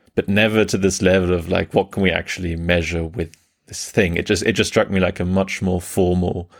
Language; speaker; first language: English; early bilingual, other home language; German